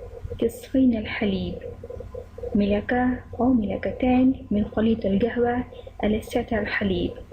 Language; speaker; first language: Arabic; non-native, learner; Urdu